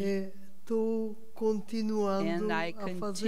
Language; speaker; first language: Portuguese; non-native, fluent; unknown